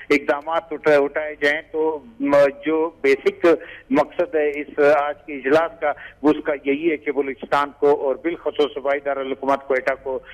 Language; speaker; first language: Urdu; non-native, local second language; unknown